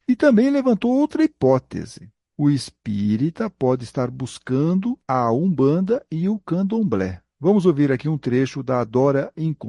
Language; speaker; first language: Portuguese; native; Portuguese